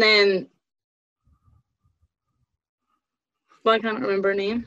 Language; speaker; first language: English; native; English